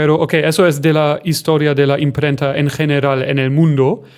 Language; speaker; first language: Spanish; non-native, fluent; German